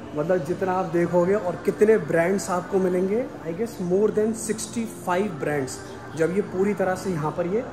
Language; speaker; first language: Hindi; non-native, local second language; Marathi